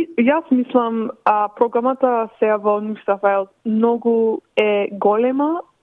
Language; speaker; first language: Macedonian; early bilingual, heritage; Macedonian